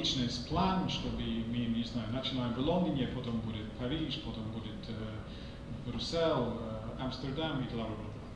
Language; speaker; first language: Russian; non-native, fluent; English